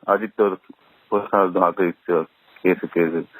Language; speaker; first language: Korean; non-native, learner; Sinhala